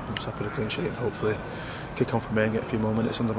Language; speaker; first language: English; native; English